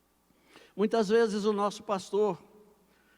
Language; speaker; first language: Portuguese; native; Portuguese